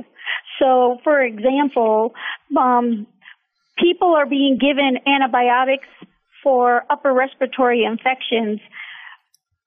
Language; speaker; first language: English; native; English